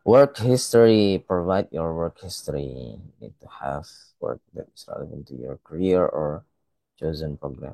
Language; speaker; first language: English; non-native, fluent; Indonesian